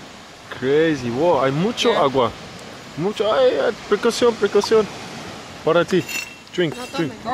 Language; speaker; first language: Spanish; non-native, learner; English